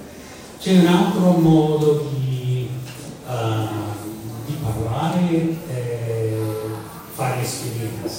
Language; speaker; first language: Italian; non-native, fluent; English